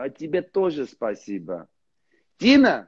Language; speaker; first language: Russian; non-native, learner; Armenian